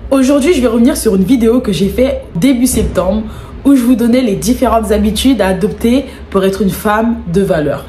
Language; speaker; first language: French; native; French